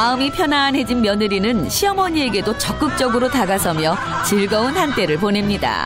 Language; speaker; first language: Korean; native; Korean